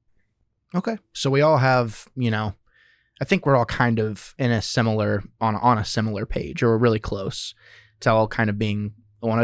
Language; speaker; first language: English; native; English